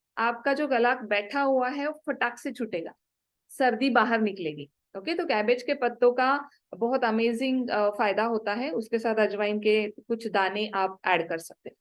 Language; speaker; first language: Hindi; non-native, local second language; Marathi